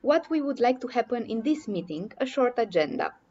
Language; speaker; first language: English; non-native, fluent; Romanian